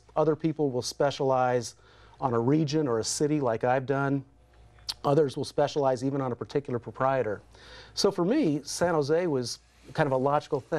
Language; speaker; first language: English; native; English